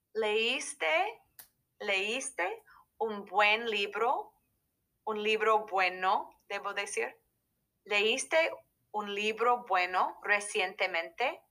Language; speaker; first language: Spanish; non-native, fluent; English